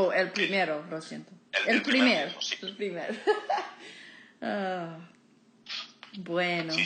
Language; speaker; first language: Spanish; non-native, fluent; English